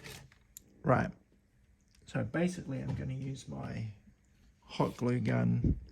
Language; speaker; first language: English; native; English